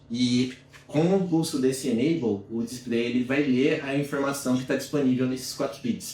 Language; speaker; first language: Portuguese; native; Portuguese